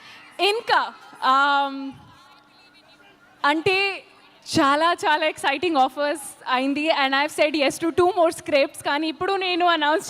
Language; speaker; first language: Telugu; non-native, learner; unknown